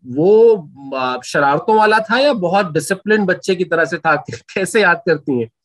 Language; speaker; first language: Hindi; native; Hindi